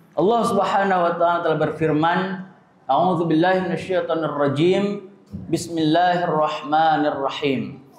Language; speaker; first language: Malay; non-native, local second language; Minangkabau